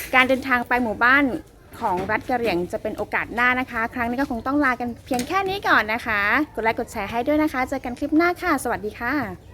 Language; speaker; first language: Thai; native; Thai